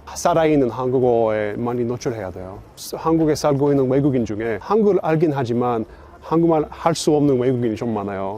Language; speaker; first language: Korean; non-native, fluent; English